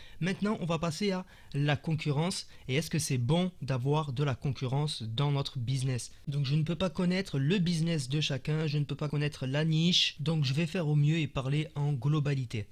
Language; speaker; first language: French; native; French